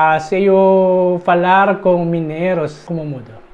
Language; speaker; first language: Portuguese; non-native, learner; Filipino